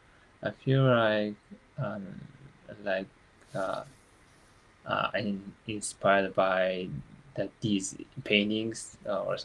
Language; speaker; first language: English; non-native, learner; Japanese